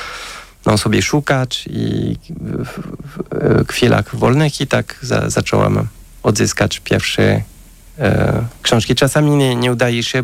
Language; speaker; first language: Polish; non-native, fluent; French